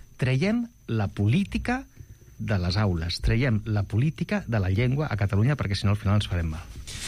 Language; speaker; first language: Catalan; non-native, local second language; Spanish